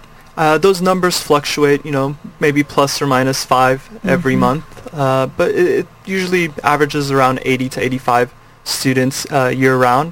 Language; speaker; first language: English; native; English